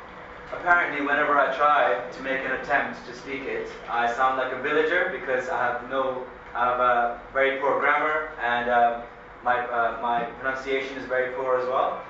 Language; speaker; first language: English; early bilingual, other home language; Hindi